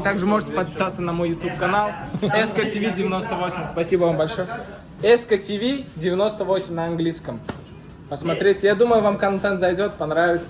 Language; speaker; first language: Russian; non-native, fluent; Turkmen